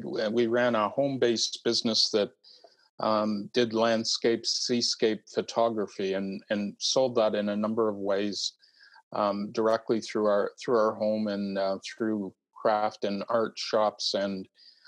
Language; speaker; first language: English; native; English